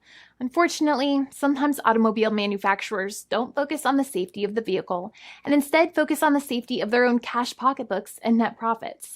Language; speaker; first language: English; native; English